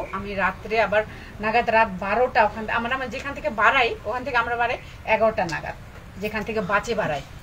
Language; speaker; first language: Bangla; non-native, local second language; Santali